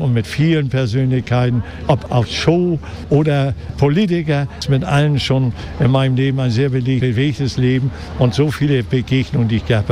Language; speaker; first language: German; native; German